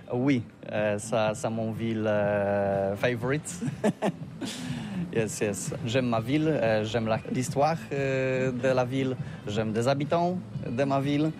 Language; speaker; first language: French; non-native, learner; Polish